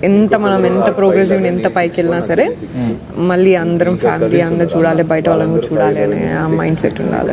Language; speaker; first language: Telugu; native; Telugu